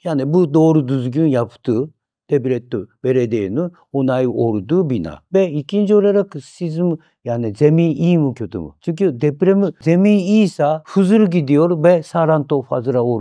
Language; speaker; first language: Turkish; non-native, fluent; Japanese